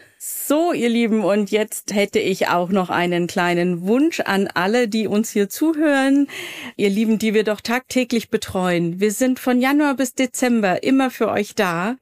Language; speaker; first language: German; native; German